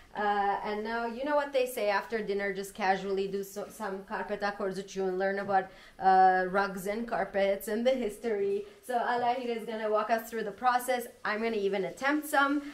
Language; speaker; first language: English; early bilingual, other home language; Armenian